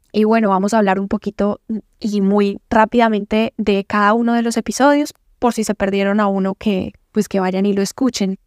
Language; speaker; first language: Spanish; native; Spanish